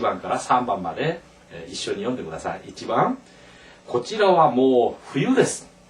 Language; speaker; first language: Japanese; non-native, fluent; Korean